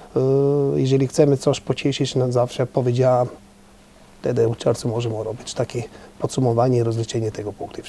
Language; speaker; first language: Polish; non-native, fluent; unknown